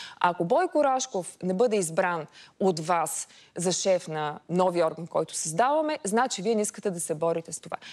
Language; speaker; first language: Bulgarian; native; Bulgarian